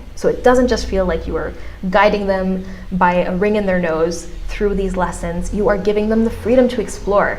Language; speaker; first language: English; native; English